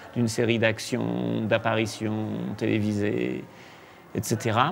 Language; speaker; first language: French; native; French